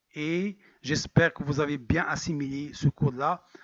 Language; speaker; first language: French; non-native, local second language; Arabic